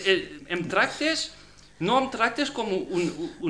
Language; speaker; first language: Catalan; non-native, fluent; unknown